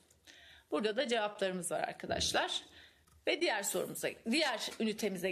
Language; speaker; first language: Turkish; native; Turkish